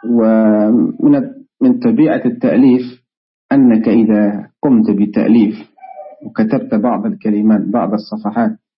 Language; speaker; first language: Arabic; non-native, fluent; Indonesian